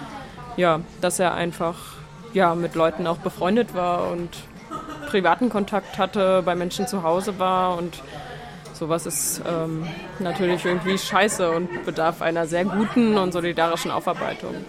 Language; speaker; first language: German; native; German